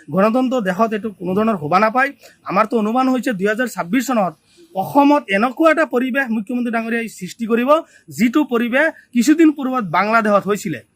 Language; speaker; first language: Assamese; non-native, local second language; Bangla